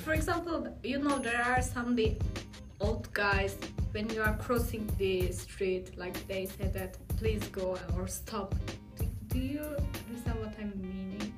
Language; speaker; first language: English; non-native, fluent; Turkish